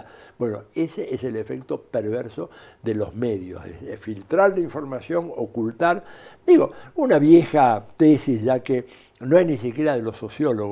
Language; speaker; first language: Spanish; native; Spanish